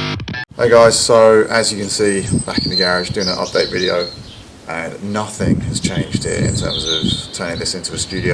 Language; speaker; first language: English; native; English